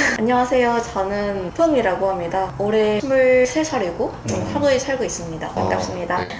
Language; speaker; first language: Korean; non-native, fluent; Vietnamese